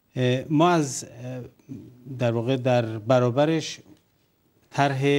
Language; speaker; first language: Persian; native; Persian